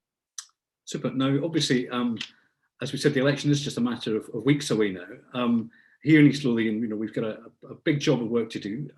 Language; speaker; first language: English; native; English